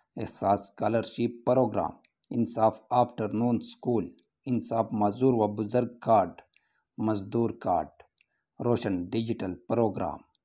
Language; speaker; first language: Urdu; non-native, local second language; Pashto